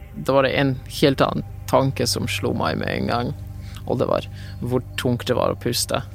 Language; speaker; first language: Norwegian; non-native, fluent; Polish